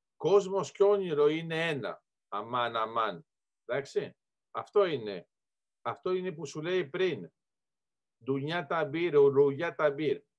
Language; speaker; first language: Greek; early bilingual, heritage; Greek